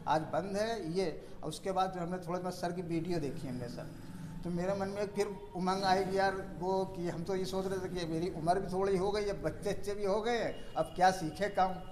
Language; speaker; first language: Hindi; native; Hindi